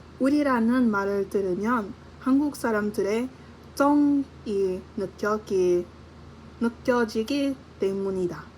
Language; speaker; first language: Korean; non-native, learner; English